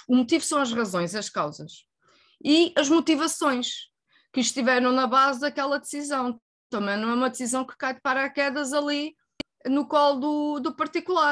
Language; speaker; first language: Portuguese; native; Portuguese